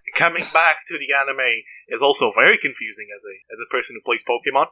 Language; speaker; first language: English; non-native, fluent; Portuguese